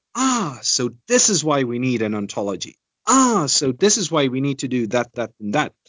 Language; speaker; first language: English; non-native, fluent; Estonian